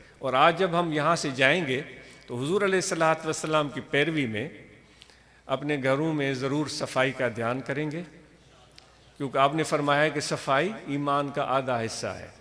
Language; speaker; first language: Urdu; non-native, local second language; Sindhi